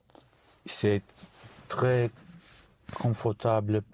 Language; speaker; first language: French; non-native, learner; English